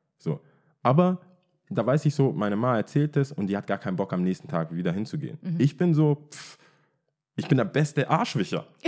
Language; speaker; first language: German; early bilingual, other home language; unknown